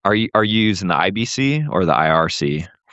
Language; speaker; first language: English; native; English